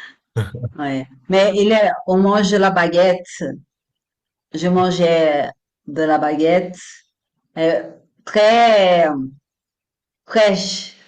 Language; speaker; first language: French; non-native, fluent; Portuguese